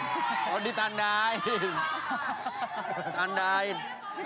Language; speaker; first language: Indonesian; native; Indonesian